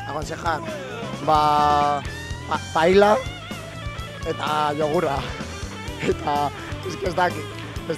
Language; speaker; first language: Basque; non-native, learner; Spanish